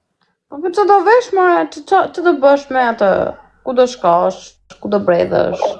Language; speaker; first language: Albanian; native; Albanian